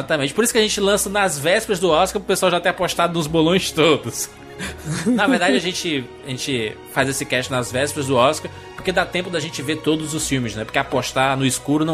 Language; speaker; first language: Portuguese; native; Portuguese